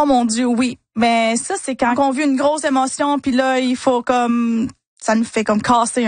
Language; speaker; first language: French; early bilingual, other home language; Spanish